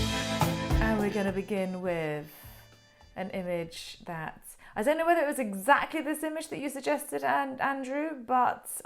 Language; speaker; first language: English; native; English